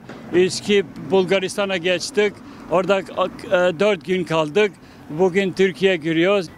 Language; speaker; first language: Turkish; non-native, fluent; Albanian